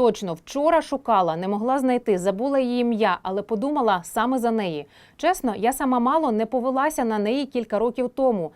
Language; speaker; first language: Ukrainian; native; Ukrainian